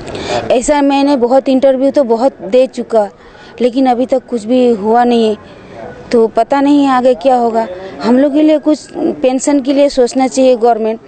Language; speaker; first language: Hindi; non-native, local second language; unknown